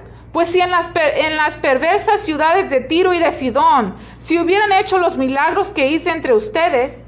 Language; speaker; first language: Spanish; native; Spanish